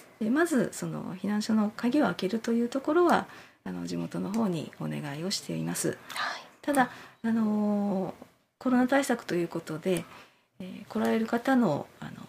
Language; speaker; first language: Japanese; native; Japanese